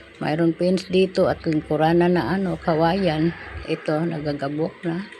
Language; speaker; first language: Filipino; non-native, local second language; Cebuano